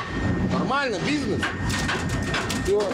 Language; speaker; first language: Russian; native; Russian